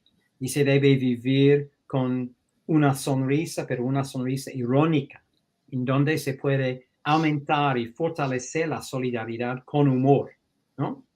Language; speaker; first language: Spanish; non-native, fluent; English